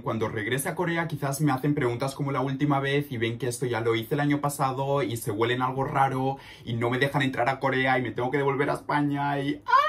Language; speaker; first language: Spanish; native; Spanish